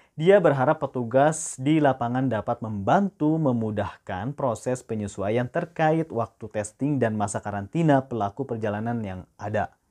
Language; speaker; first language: Indonesian; native; Indonesian